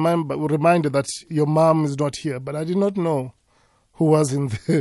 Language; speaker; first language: English; non-native, local second language; Zulu